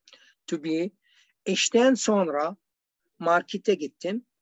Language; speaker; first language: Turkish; non-native, learner; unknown